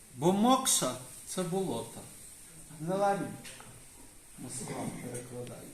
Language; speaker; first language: Ukrainian; native; Ukrainian